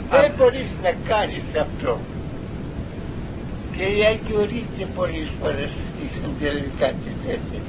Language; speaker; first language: Greek; non-native, learner; Russian